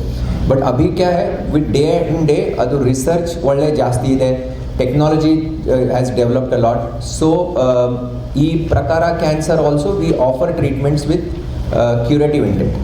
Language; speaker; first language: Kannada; non-native, fluent; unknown